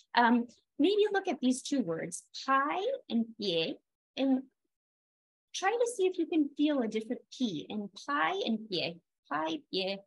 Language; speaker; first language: English; native; English